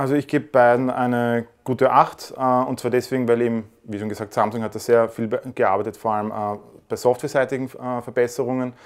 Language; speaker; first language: German; native; German